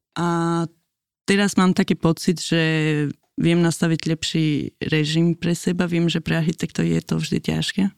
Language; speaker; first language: Slovak; non-native, fluent; Albanian